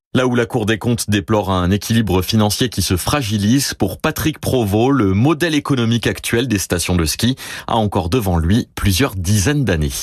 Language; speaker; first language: French; native; French